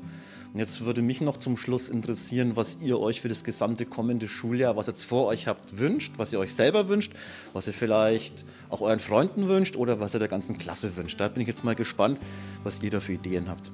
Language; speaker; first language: German; native; German